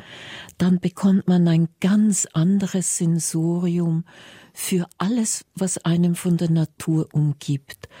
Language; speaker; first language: German; native; German